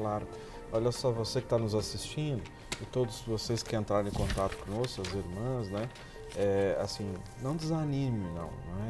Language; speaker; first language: Portuguese; native; Portuguese